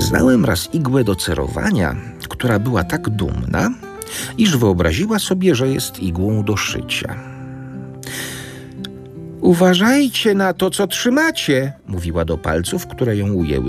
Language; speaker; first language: Polish; native; Polish